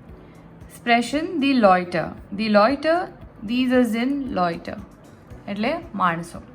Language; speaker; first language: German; non-native, fluent; Gujarati